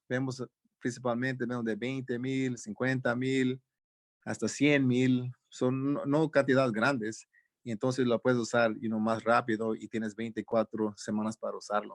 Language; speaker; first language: Spanish; early bilingual, heritage; Spanish